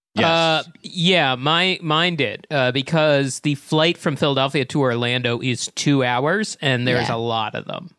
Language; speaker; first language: English; native; English